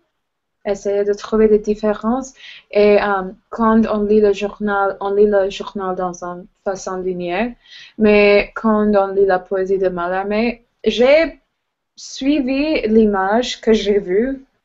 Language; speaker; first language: French; non-native, learner; English